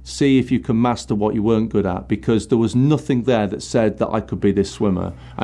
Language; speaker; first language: English; native; English